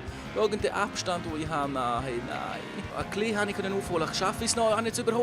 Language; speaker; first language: German; native; German